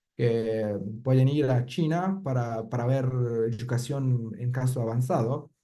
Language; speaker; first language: Spanish; non-native, fluent; Persian